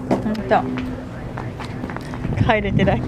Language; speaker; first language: Japanese; native; Japanese